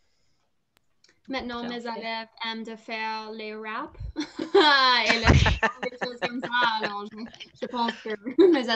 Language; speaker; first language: French; non-native, learner; English